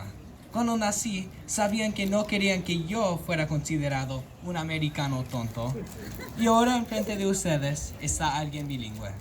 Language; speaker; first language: Spanish; non-native, local second language; English